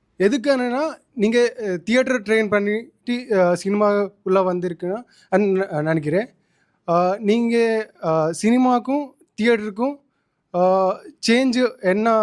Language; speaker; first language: Tamil; non-native, learner; Telugu